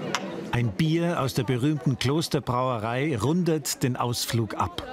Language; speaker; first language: German; native; German